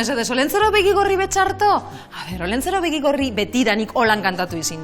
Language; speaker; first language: Basque; native; Basque